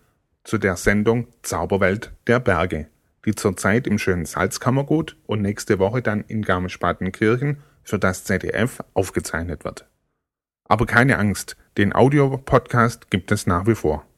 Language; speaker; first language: German; native; German